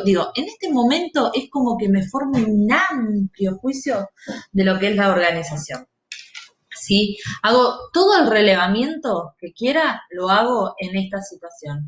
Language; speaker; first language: Spanish; native; Spanish